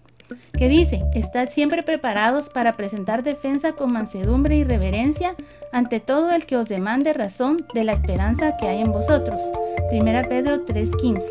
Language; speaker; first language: Spanish; native; Spanish